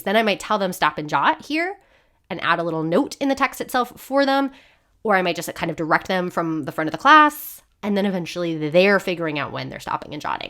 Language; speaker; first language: English; native; English